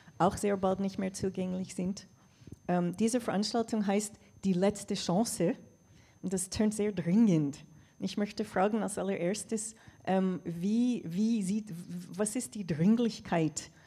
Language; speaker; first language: German; non-native, fluent; English